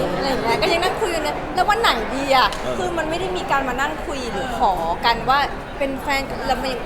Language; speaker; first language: Thai; native; Thai